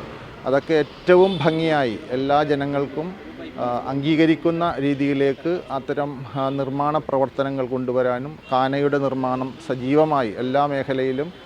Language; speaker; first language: Malayalam; native; Malayalam